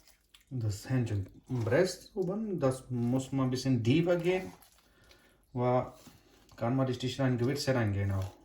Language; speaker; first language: German; non-native, learner; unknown